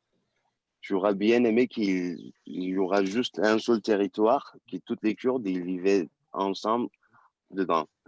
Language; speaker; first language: French; non-native, learner; Turkish